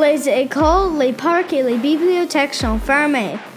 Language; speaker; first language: French; non-native, learner; English